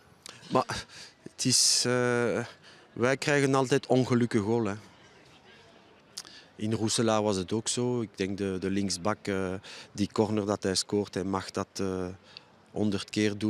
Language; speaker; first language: Dutch; non-native, local second language; French